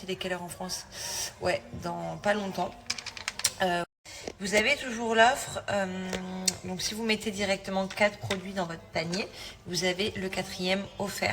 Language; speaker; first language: French; native; French